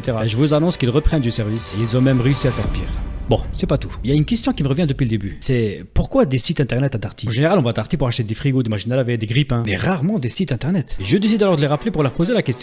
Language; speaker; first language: French; native; French